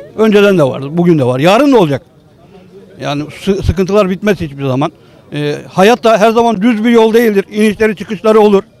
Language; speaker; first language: Turkish; native; Turkish